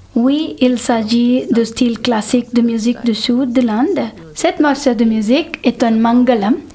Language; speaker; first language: French; non-native, fluent; Telugu